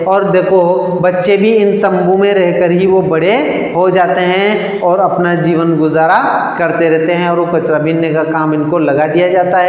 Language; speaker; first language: Hindi; native; Hindi